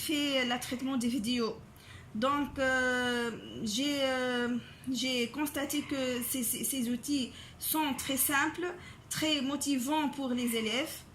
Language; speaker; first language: French; non-native, local second language; Arabic